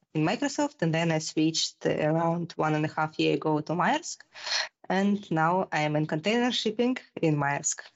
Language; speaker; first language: English; non-native, fluent; Russian